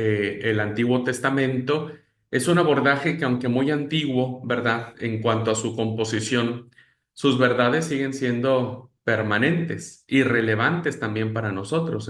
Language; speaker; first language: Spanish; native; Spanish